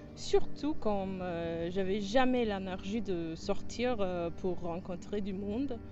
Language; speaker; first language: French; non-native, fluent; English